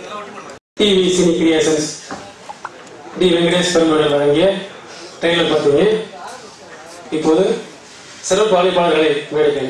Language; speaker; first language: Tamil; native; Tamil